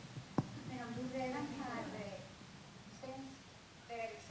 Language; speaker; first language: Swedish; non-native, fluent; Spanish